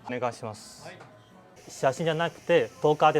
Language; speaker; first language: Japanese; non-native, learner; Chinese